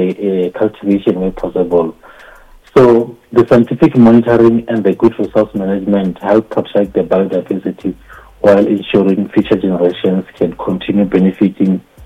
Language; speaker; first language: English; non-native, local second language; Northern Sotho